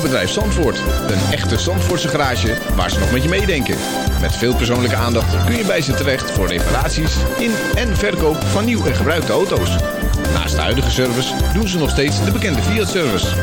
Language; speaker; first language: Dutch; native; Dutch